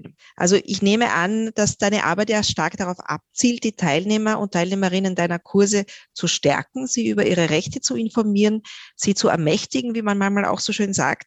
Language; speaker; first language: German; native; German